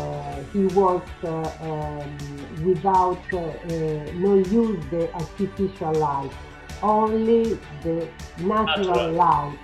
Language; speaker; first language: English; non-native, learner; Italian